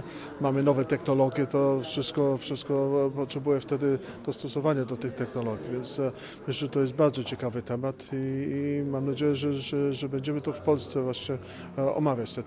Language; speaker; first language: Polish; early bilingual, heritage; Polish